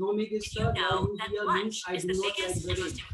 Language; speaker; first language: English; non-native, local second language; Hindi